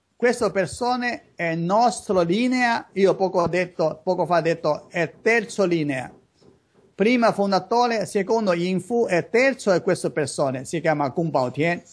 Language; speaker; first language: Italian; non-native, learner; Chinese